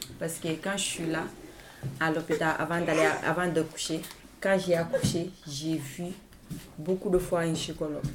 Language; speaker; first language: French; non-native, local second language; Wolof